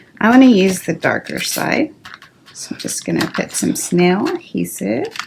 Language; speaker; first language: English; native; English